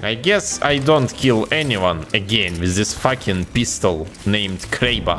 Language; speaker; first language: English; non-native, learner; Russian